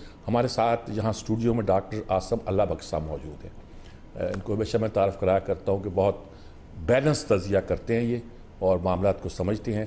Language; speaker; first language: Urdu; native; Urdu